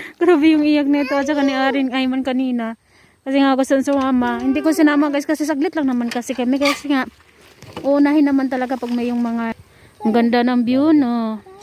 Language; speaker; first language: Filipino; non-native, local second language; Cebuano